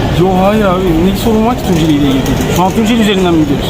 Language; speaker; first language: Turkish; native; Turkish